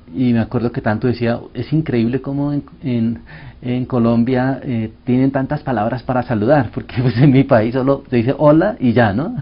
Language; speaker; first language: Spanish; early bilingual, other home language; Korean